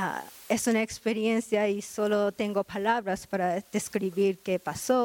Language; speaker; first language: Spanish; non-native, learner; Japanese